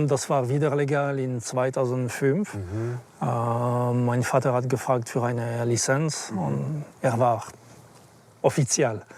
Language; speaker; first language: German; non-native, learner; French